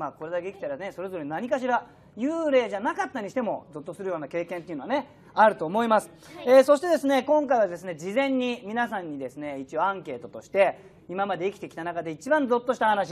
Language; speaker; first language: Japanese; native; Japanese